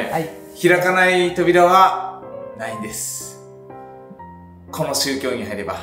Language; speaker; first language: Japanese; native; Japanese